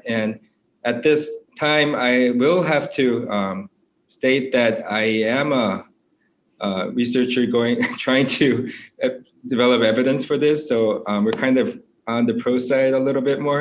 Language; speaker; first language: English; non-native, fluent; Korean